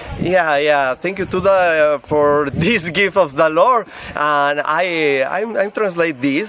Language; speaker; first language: English; non-native, learner; Italian